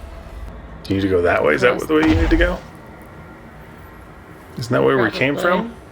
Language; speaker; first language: English; native; English